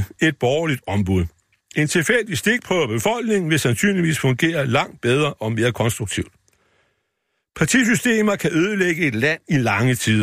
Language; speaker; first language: Danish; native; Danish